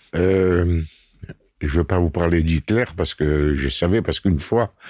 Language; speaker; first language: French; native; French